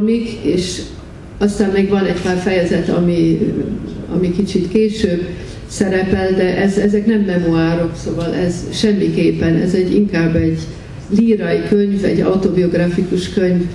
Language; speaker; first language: Hungarian; early bilingual, heritage; Hungarian